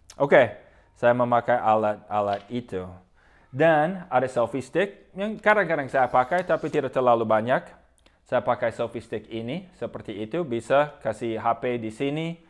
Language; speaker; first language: Indonesian; non-native, fluent; English